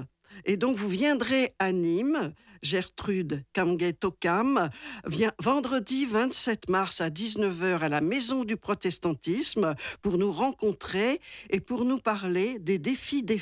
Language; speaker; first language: French; native; French